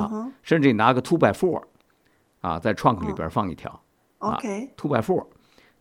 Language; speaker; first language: Chinese; native; Chinese